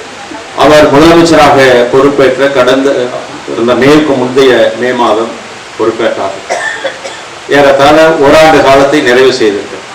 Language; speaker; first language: Tamil; native; Tamil